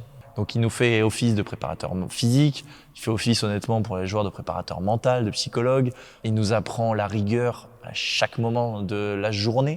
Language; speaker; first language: French; native; French